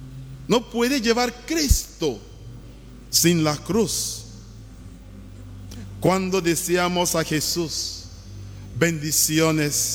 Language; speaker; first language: Spanish; non-native, learner; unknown